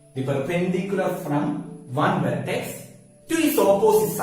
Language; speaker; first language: English; non-native, local second language; Malayalam